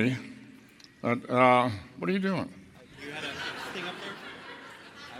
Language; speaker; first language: English; native; English